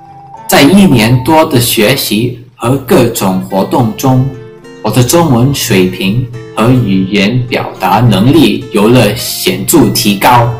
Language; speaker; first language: Chinese; early bilingual, heritage; English